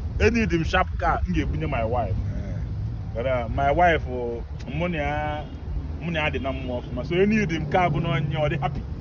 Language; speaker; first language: Nigerian Pidgin; non-native, local second language; Igbo